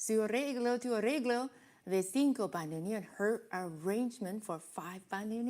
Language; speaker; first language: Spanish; non-native, learner; Cantonese